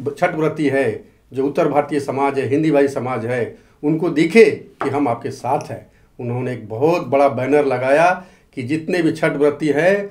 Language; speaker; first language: Hindi; native; Hindi